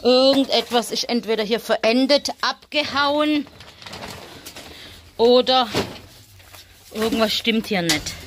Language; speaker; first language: German; native; German